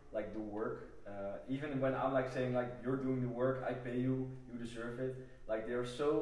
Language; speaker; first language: English; non-native, fluent; Dutch